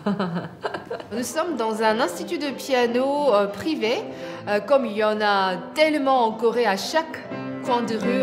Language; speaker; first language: French; non-native, fluent; Korean